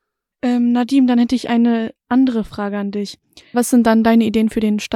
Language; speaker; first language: German; native; German